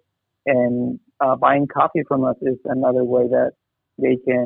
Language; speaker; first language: English; early bilingual, other home language; Spanish